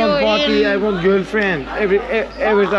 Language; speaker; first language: English; non-native, learner; Portuguese